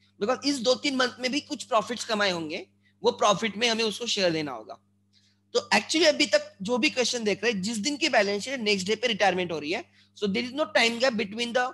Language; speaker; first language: Hindi; non-native, local second language; Marathi